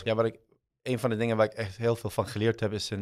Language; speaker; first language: Dutch; early bilingual, other home language; Arabic